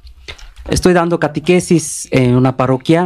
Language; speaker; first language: Spanish; non-native, learner; Bangla